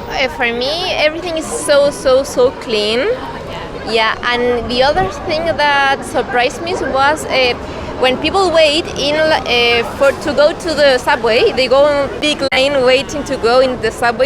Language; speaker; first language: English; non-native, fluent; Spanish